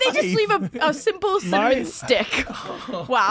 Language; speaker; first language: English; native; English